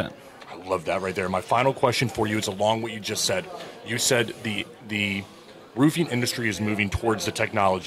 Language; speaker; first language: English; native; English